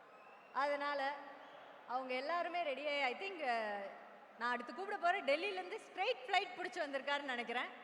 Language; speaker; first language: Tamil; native; Tamil